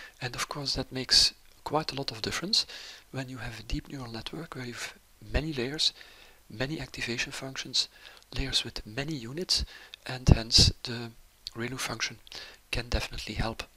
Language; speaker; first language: English; non-native, fluent; Dutch